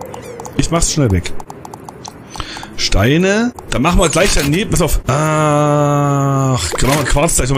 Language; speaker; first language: German; native; German